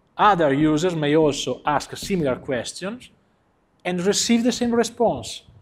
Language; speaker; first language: English; non-native, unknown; Italian